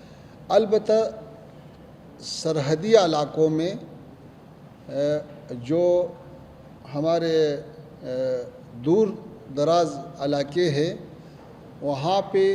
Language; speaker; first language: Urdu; non-native, fluent; Pashto